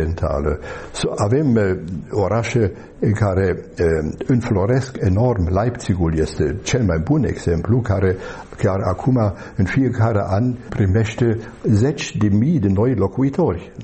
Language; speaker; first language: Romanian; non-native, fluent; German